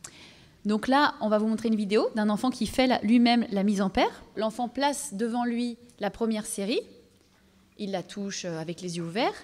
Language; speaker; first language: French; native; French